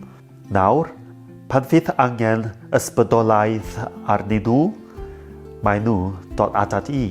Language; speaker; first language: Welsh; non-native, learner; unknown